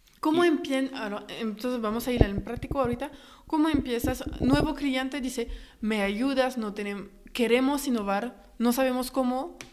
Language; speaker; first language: Spanish; non-native, fluent; French